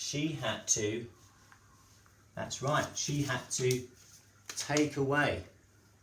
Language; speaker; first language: English; native; English